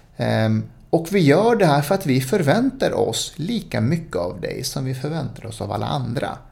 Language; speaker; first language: Swedish; early bilingual, other home language; Spanish